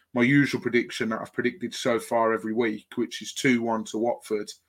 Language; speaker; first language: English; native; English